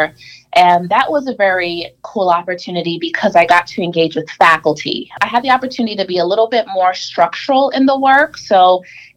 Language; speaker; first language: English; native; English